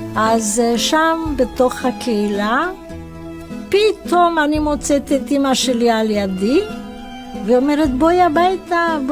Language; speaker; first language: Hebrew; non-native, fluent; Romanian